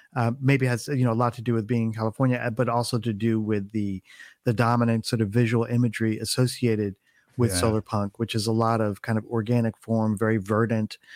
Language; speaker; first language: English; native; English